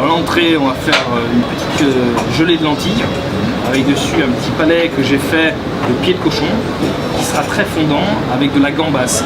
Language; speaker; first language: French; native; French